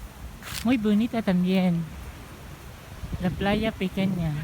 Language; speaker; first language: Spanish; non-native, learner; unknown